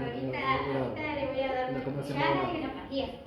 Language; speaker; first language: Spanish; native; Spanish